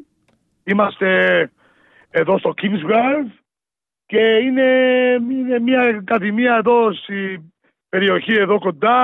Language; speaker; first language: Greek; early bilingual, heritage; Greek